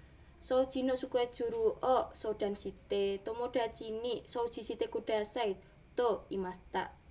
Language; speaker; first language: Japanese; non-native, learner; Indonesian